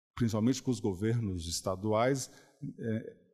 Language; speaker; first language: Portuguese; native; Portuguese